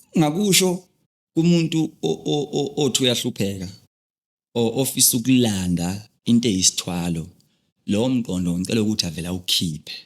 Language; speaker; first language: Zulu; native; Zulu